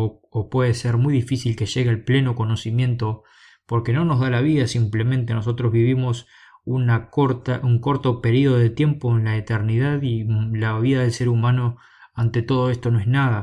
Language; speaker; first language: Spanish; native; Spanish